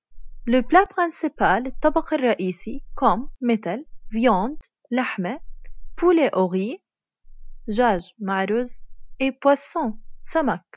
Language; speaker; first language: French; non-native, fluent; Arabic